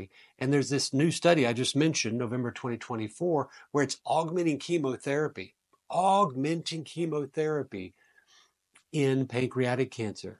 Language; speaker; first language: English; native; English